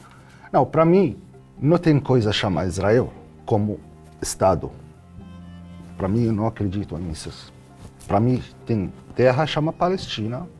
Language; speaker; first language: Portuguese; non-native, learner; Arabic